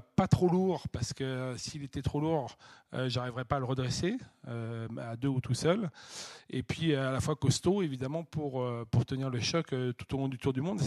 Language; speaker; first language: French; native; French